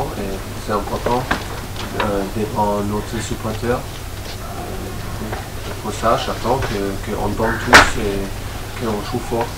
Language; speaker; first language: French; non-native, fluent; German